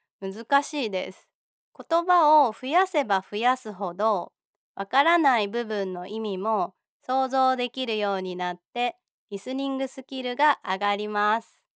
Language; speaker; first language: Japanese; native; Japanese